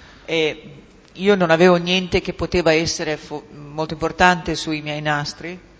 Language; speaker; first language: Italian; native; Italian